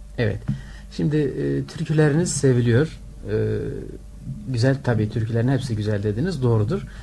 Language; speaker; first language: Turkish; native; Turkish